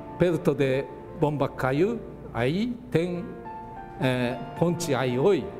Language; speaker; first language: Portuguese; non-native, learner; Japanese